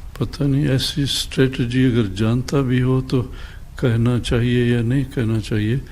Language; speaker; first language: Urdu; non-native, local second language; Baluchi